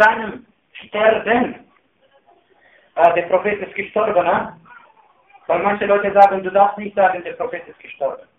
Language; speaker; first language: German; non-native, fluent; Arabic